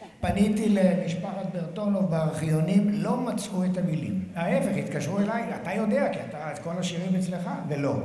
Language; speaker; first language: Hebrew; native; Hebrew